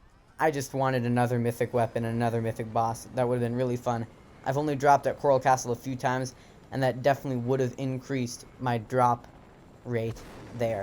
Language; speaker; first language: English; native; English